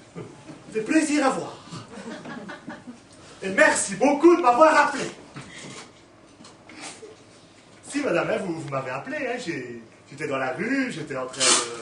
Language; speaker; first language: French; native; French